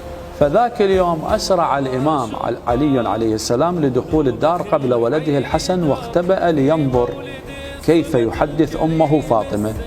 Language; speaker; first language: Arabic; native; Arabic